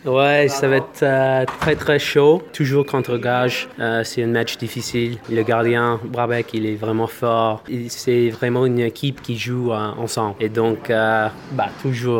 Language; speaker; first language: French; non-native, learner; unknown